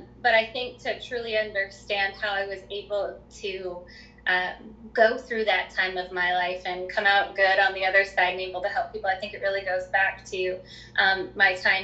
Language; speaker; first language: English; native; English